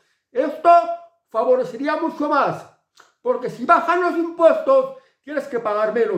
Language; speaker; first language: Spanish; native; Spanish